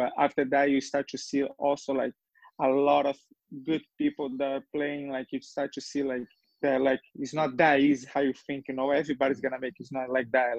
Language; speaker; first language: English; non-native, fluent; Portuguese